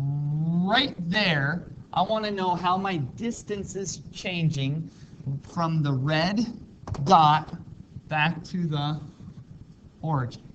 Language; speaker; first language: English; native; English